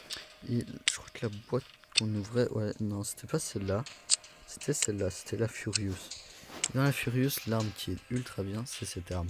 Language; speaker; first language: French; native; French